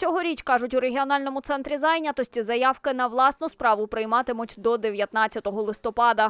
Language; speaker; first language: Ukrainian; native; Ukrainian